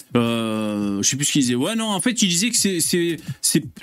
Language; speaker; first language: French; native; French